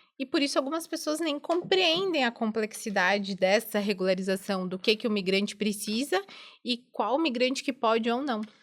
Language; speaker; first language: Portuguese; native; Portuguese